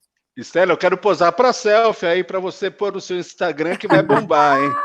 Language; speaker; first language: Portuguese; native; Portuguese